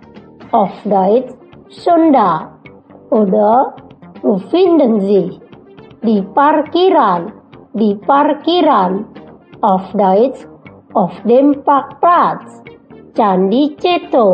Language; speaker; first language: German; non-native, fluent; Indonesian